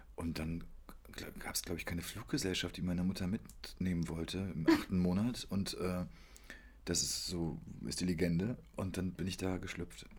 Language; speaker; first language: German; early bilingual, other home language; Polish